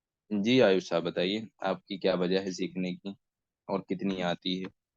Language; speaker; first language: Hindi; native; Hindi